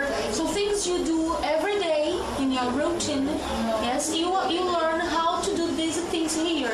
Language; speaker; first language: English; non-native, fluent; Portuguese